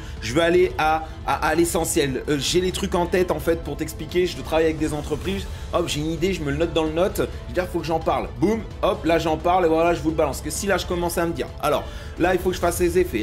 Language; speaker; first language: French; native; French